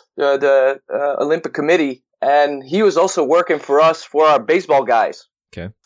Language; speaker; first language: English; non-native, fluent; Dutch